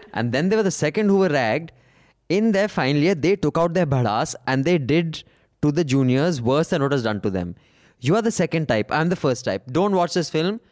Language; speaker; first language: English; non-native, local second language; Punjabi